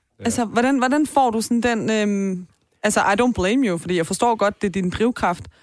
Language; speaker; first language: Danish; early bilingual, other home language; Persian